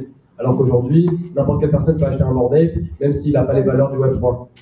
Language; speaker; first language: French; native; French